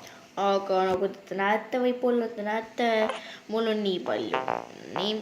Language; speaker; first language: Estonian; non-native, local second language; Russian